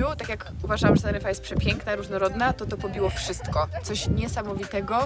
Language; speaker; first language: Polish; native; Polish